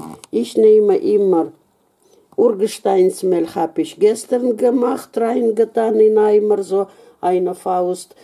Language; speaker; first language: German; non-native, fluent; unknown